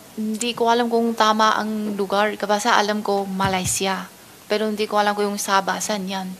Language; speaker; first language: Filipino; non-native, learner; Chinese